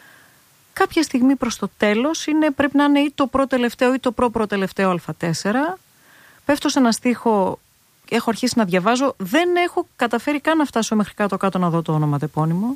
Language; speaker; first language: Greek; native; Greek